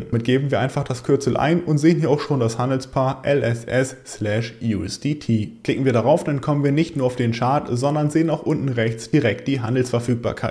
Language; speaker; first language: German; native; German